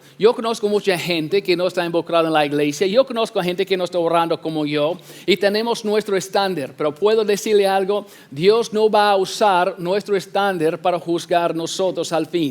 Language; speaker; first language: Spanish; non-native, fluent; English